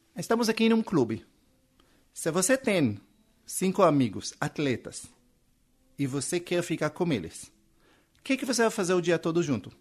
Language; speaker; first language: Portuguese; non-native, fluent; Hebrew